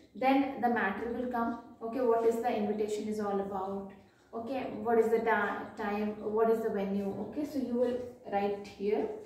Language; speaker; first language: English; non-native, local second language; Hindi